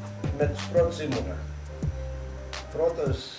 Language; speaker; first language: Greek; early bilingual, heritage; Greek